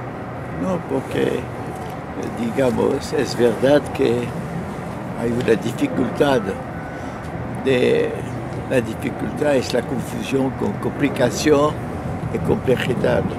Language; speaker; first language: Spanish; non-native, fluent; French